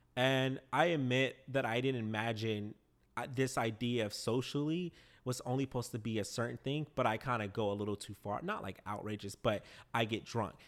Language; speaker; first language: English; native; English